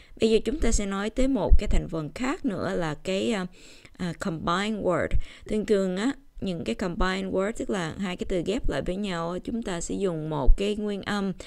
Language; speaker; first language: Vietnamese; early bilingual, heritage; Vietnamese